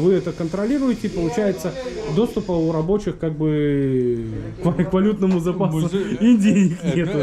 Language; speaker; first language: Russian; native; Russian